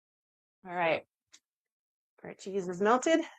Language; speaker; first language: English; native; English